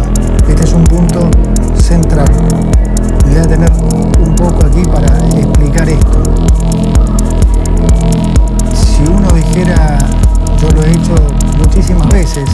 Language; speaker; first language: Spanish; native; Spanish